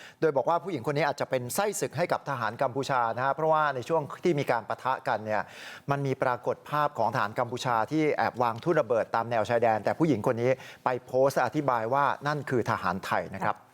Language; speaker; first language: Thai; native; Thai